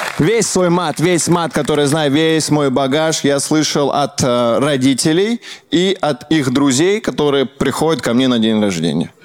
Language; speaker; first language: Russian; native; Russian